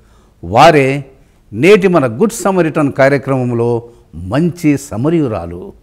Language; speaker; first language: Telugu; native; Telugu